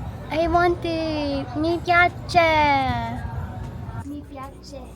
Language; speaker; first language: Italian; non-native, learner; Filipino